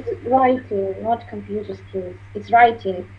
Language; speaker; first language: English; non-native, learner; Russian